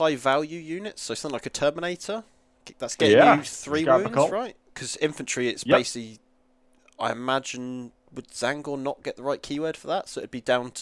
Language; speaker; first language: English; native; English